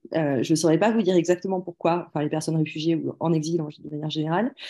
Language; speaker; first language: French; native; French